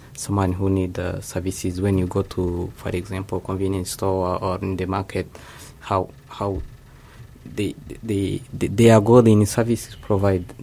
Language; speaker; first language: English; non-native, local second language; Kinyarwanda